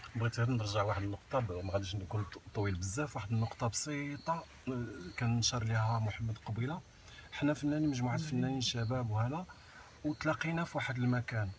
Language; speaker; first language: Arabic; native; Arabic